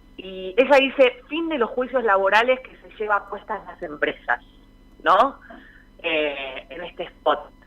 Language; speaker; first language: Spanish; native; Spanish